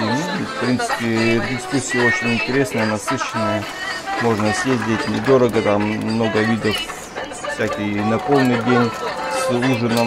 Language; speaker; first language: Russian; native; Russian